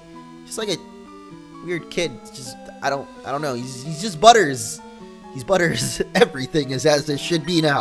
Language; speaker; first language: English; native; English